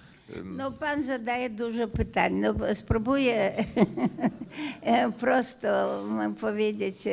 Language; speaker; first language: Polish; non-native, fluent; Hungarian